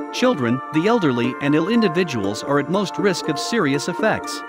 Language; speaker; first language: English; native; English